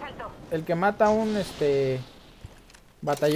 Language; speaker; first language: Spanish; native; Spanish